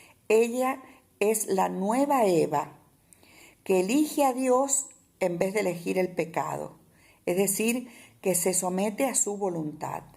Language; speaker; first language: Spanish; native; Spanish